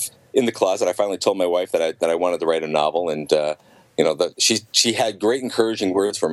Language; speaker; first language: English; native; English